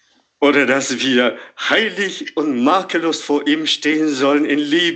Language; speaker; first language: German; non-native, fluent; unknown